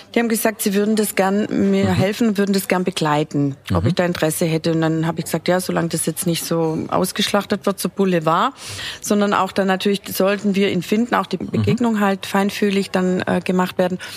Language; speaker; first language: German; native; German